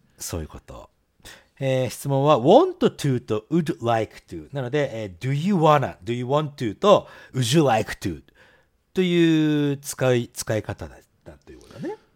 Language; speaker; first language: Japanese; native; Japanese